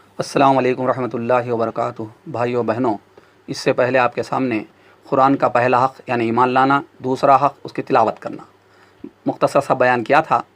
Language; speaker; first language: Urdu; native; Urdu